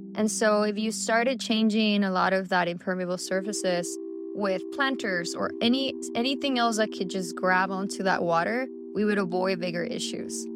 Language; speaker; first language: English; early bilingual, other home language; Spanish